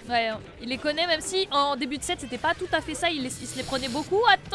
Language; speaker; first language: French; native; French